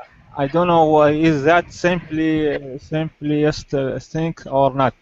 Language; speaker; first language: English; non-native, learner; Arabic